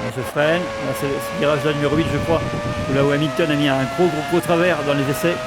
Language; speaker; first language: French; native; French